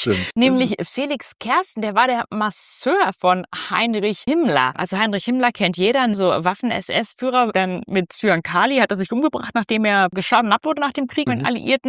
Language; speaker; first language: German; native; German